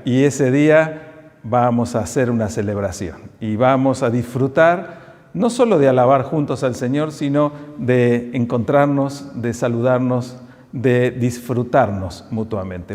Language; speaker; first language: Spanish; native; Spanish